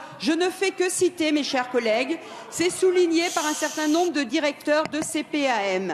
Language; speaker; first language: French; native; French